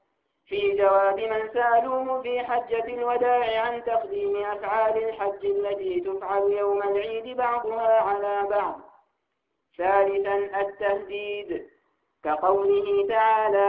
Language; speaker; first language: Arabic; native; Arabic